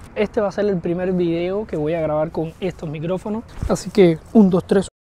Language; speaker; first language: Spanish; native; Spanish